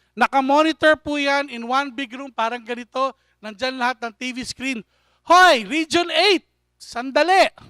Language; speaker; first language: Filipino; native; Filipino